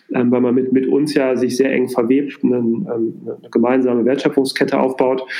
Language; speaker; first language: German; native; German